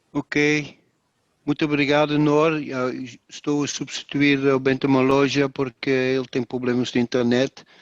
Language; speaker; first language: Portuguese; non-native, fluent; Dutch